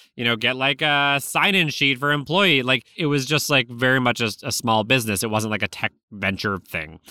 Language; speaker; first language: English; native; English